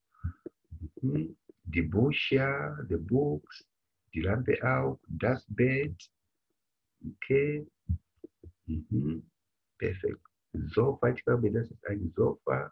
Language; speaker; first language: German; non-native, fluent; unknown